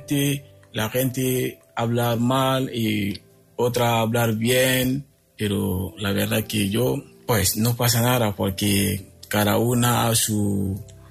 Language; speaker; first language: Spanish; non-native, fluent; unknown